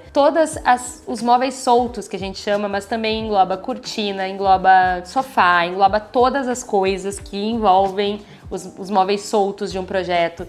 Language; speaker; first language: Portuguese; native; Portuguese